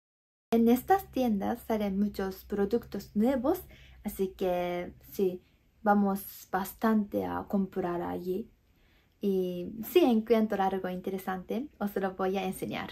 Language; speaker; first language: Spanish; non-native, fluent; Japanese